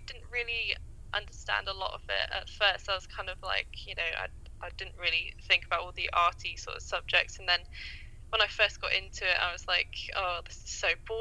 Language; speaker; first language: English; native; English